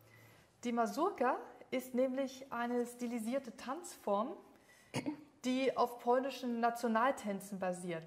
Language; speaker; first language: German; native; German